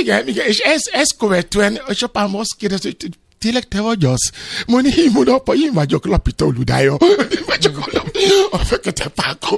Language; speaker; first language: Hungarian; non-native, fluent; Yoruba